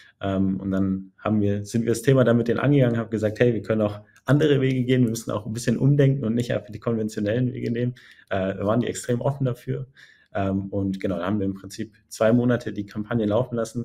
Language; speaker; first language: German; native; German